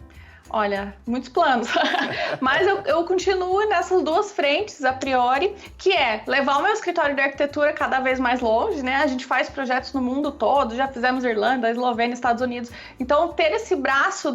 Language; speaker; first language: Portuguese; native; Portuguese